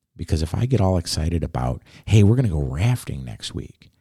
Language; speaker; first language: English; native; English